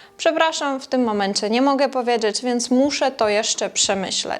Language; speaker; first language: Polish; non-native, fluent; Ukrainian